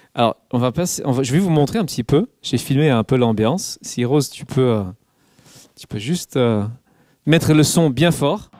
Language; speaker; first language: French; non-native, fluent; English